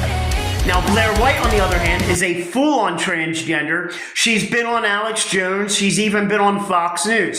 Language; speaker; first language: English; native; English